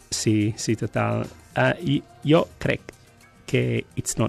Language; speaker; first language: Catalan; non-native, learner; Italian